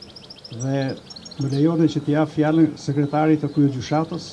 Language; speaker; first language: Albanian; native; Albanian